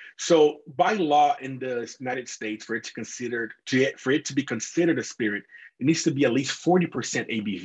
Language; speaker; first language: English; non-native, fluent; Portuguese